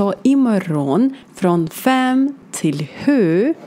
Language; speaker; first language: Swedish; non-native, learner; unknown